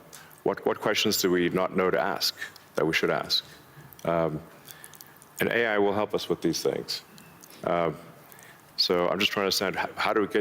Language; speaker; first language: English; early bilingual, other home language; Afrikaans